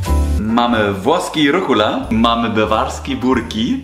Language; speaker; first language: Polish; non-native, learner; German